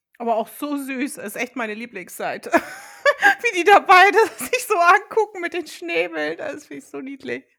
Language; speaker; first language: German; early bilingual, other home language; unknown